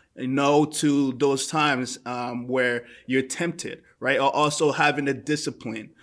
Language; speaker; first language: English; native; English